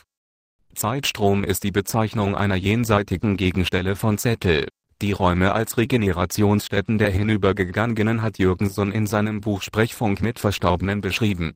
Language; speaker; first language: German; native; German